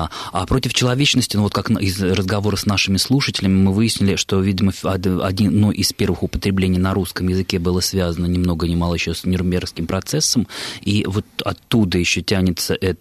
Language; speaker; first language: Russian; native; Russian